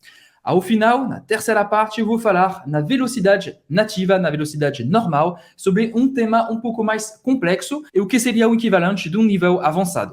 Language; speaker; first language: Portuguese; non-native, fluent; French